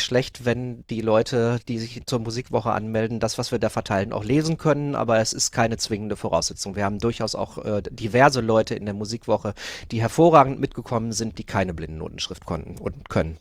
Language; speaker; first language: German; native; German